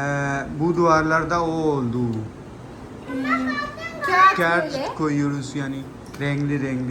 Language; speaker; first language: Turkish; non-native, learner; Urdu